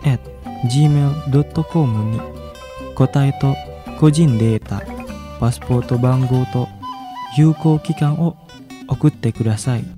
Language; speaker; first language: Japanese; non-native, fluent; Indonesian